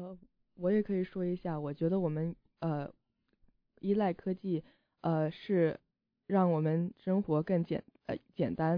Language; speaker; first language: Chinese; early bilingual, heritage; Chinese